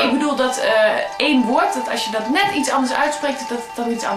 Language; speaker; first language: Dutch; native; Dutch